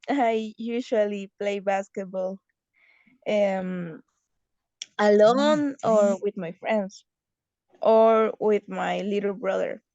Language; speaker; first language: English; non-native, learner; Spanish